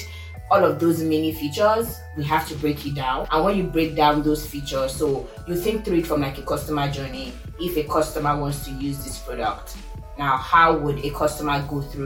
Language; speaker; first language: English; non-native, local second language; Yoruba